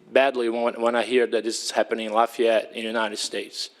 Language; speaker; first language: English; non-native, fluent; Portuguese